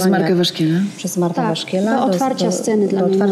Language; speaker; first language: Polish; native; Polish